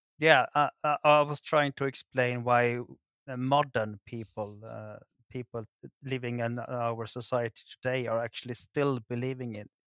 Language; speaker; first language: English; non-native, fluent; Swedish